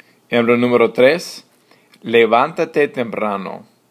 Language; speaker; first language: Spanish; non-native, fluent; English